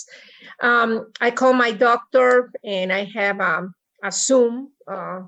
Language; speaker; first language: English; non-native, fluent; Spanish